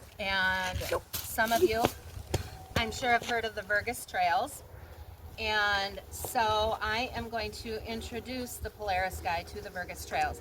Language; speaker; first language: English; native; English